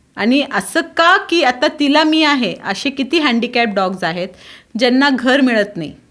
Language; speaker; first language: Marathi; non-native, local second language; Tulu